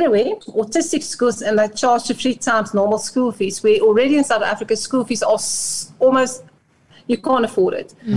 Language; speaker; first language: English; non-native, local second language; Afrikaans